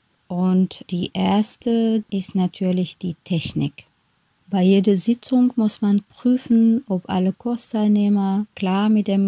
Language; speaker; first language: German; non-native, fluent; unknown